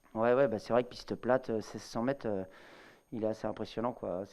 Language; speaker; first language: French; native; French